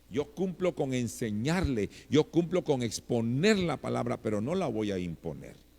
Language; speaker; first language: Spanish; native; Spanish